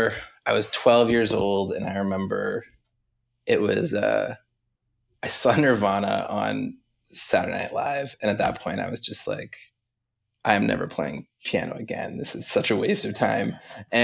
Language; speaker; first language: English; native; English